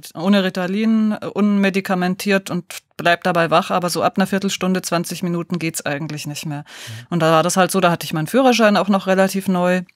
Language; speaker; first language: German; native; German